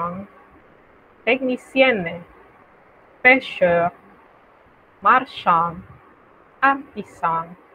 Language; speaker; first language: French; non-native, fluent; Spanish